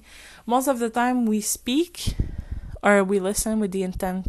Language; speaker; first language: English; non-native, fluent; French